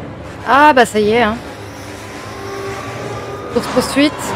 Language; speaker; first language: French; native; French